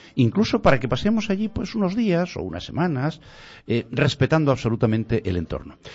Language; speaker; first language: Spanish; non-native, local second language; Galician